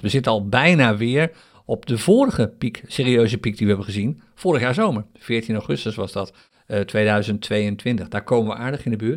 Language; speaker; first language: Dutch; native; Dutch